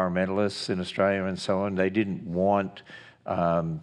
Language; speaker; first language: English; native; English